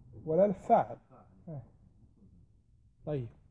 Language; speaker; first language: Arabic; native; Arabic